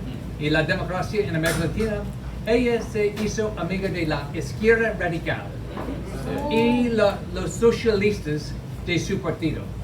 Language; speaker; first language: Spanish; non-native, learner; English